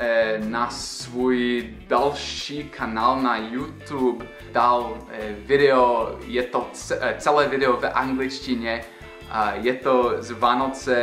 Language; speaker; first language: Czech; non-native, fluent; English